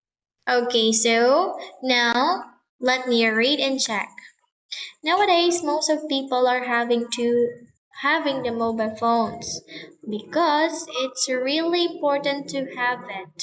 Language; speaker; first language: English; non-native, fluent; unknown